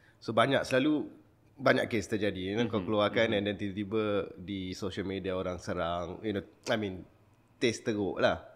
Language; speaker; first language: Malay; native; Malay